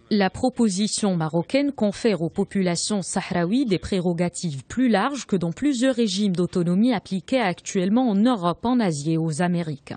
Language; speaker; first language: French; non-native, local second language; Arabic